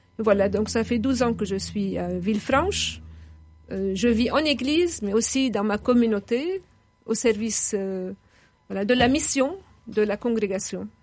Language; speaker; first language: French; non-native, local second language; Arabic